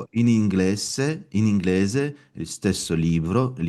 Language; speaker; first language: Italian; non-native, learner; Russian